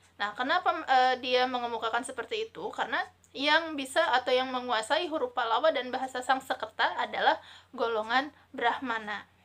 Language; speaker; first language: Indonesian; native; Indonesian